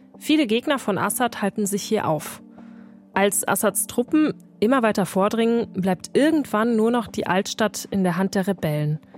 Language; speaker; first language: German; native; German